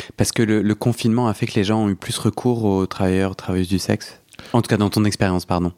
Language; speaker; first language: French; native; French